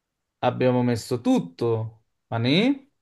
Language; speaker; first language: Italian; non-native, fluent; Bangla